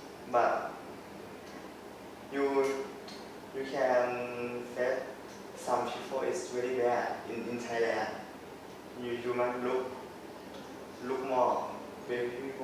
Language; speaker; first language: English; non-native, learner; Thai